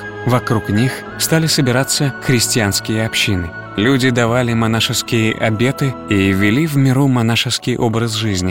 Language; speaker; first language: Russian; native; Russian